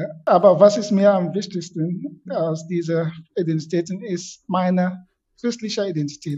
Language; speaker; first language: German; non-native, fluent; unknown